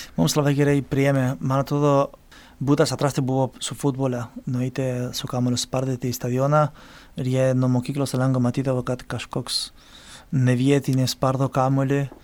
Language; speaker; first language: Lithuanian; non-native, fluent; Spanish